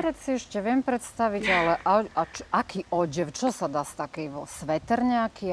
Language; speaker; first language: Slovak; native; Slovak